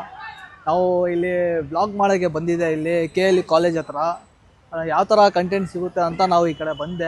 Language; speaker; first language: Kannada; non-native, local second language; Urdu